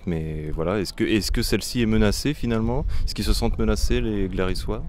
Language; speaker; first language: French; native; French